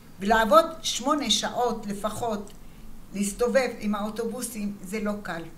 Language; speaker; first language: Hebrew; early bilingual, other home language; Arabic